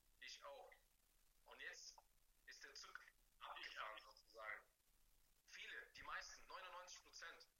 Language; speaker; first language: German; non-native, fluent; Bulgarian